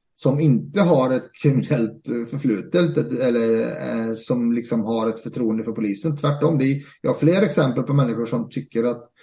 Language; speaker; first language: Swedish; early bilingual, other home language; Arabic